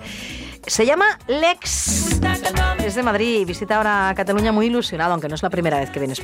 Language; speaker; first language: Spanish; native; Spanish